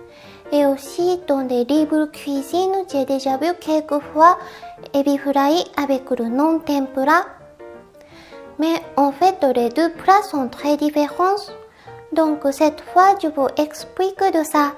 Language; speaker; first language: French; non-native, learner; Japanese